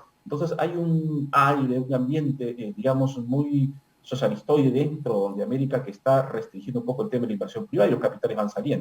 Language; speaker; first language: Spanish; native; Spanish